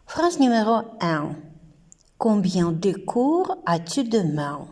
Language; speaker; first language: French; non-native, fluent; Ukrainian